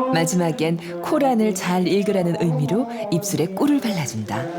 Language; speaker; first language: Korean; native; Korean